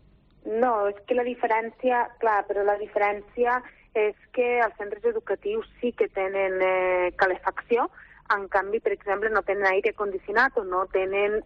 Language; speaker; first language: Catalan; native; Catalan